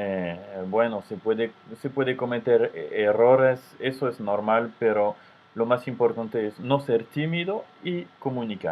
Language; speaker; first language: Spanish; non-native, fluent; French